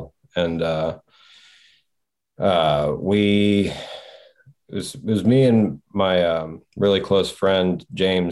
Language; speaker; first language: English; native; English